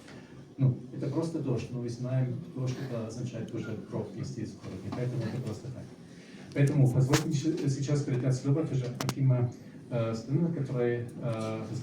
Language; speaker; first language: Russian; non-native, fluent; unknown